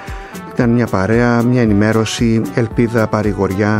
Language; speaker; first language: Greek; native; Greek